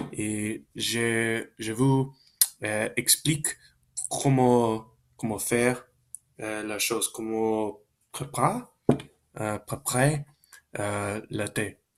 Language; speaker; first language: French; non-native, learner; Spanish